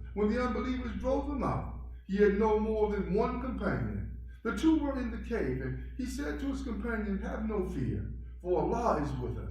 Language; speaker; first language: English; native; English